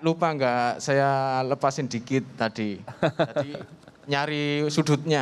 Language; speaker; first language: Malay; non-native, local second language; Javanese